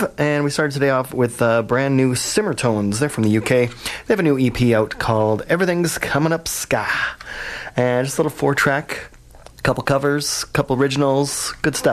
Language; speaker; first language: English; native; English